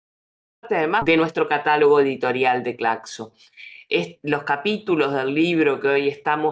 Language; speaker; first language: Spanish; native; Spanish